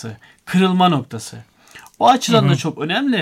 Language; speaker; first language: Turkish; native; Turkish